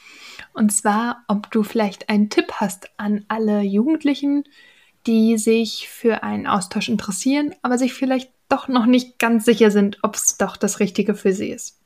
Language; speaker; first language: German; native; German